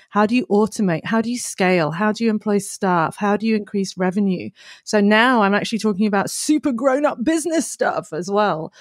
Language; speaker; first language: English; native; English